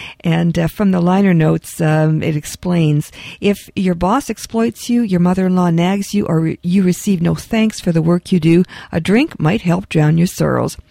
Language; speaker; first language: English; early bilingual, other home language; Ukrainian